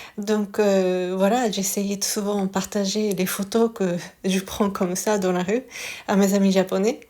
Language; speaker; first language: French; non-native, fluent; Japanese